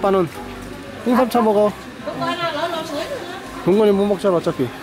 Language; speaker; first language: Korean; native; Korean